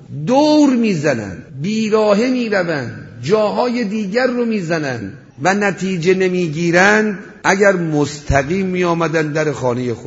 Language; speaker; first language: Persian; native; Persian